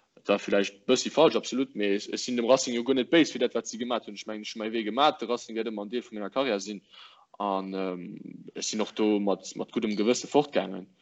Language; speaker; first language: Luxembourgish; early bilingual, other home language; English